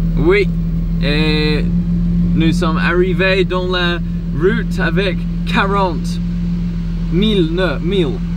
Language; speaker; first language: French; non-native, learner; English